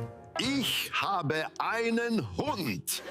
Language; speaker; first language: German; non-native, fluent; Serbian